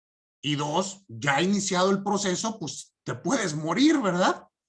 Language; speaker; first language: Spanish; native; Spanish